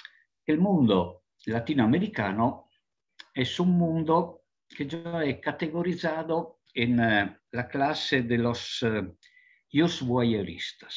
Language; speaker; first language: Spanish; non-native, fluent; Italian